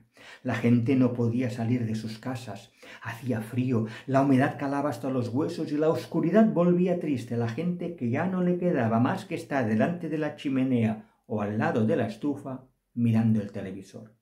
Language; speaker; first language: Spanish; non-native, local second language; Catalan